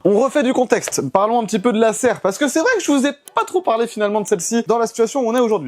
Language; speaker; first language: French; native; French